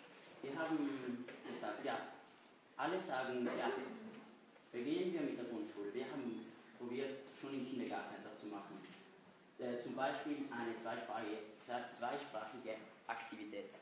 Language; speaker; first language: German; non-native, local second language; Italian